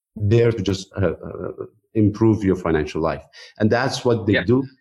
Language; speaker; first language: English; non-native, fluent; Persian